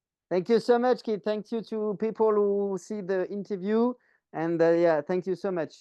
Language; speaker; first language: English; non-native, learner; French